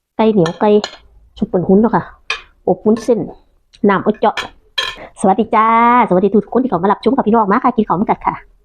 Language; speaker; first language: Thai; native; Thai